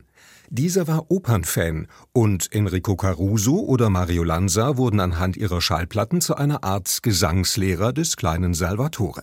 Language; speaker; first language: German; native; German